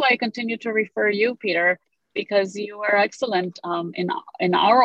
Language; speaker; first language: English; non-native, fluent; Romanian